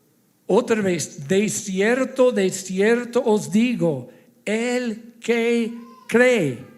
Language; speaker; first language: Spanish; non-native, fluent; English